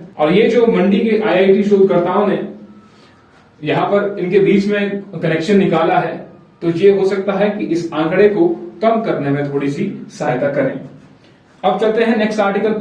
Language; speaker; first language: Hindi; native; Hindi